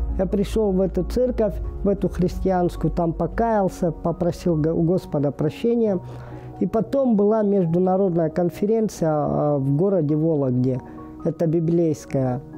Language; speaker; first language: Russian; native; Russian